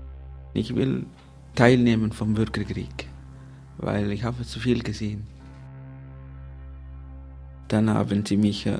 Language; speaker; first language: German; non-native, learner; Tamil